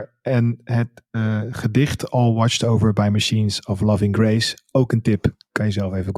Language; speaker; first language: Dutch; native; Dutch